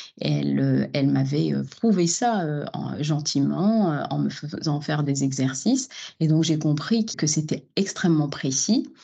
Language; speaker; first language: French; non-native, local second language; Arabic